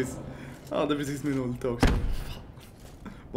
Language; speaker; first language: Swedish; native; Swedish